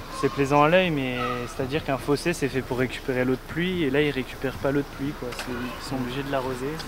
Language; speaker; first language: French; native; French